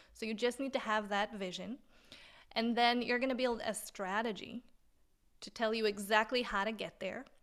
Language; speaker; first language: English; non-native, fluent; Hebrew